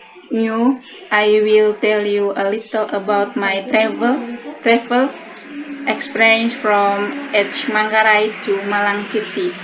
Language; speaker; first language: English; non-native, learner; Indonesian